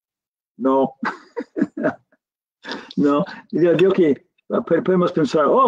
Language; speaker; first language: Spanish; non-native, learner; English